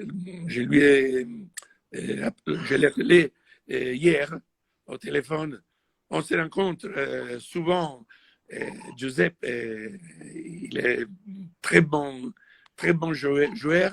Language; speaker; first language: French; non-native, fluent; Italian